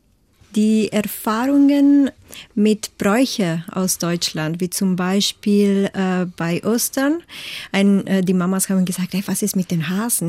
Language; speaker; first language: German; non-native, fluent; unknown